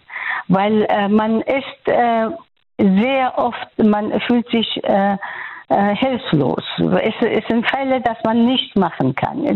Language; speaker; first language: German; non-native, fluent; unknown